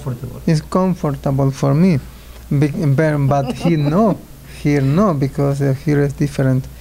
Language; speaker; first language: English; non-native, learner; Spanish